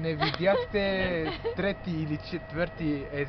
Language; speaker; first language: Bulgarian; non-native, learner; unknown